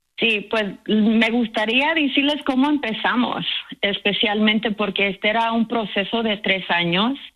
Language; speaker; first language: Spanish; early bilingual, heritage; Spanish